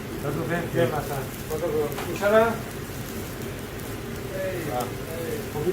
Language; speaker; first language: Spanish; non-native, learner; Chinese